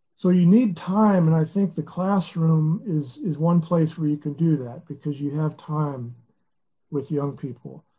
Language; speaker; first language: English; native; English